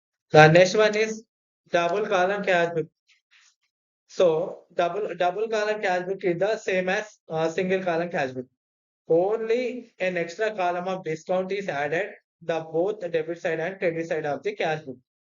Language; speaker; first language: English; non-native, local second language; Telugu